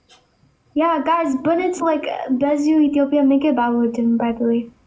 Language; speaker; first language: English; non-native, learner; Amharic